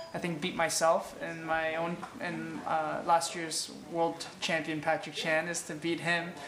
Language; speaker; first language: English; native; English